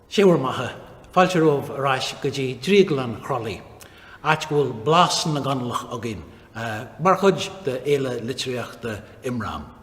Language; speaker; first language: Irish; native; Irish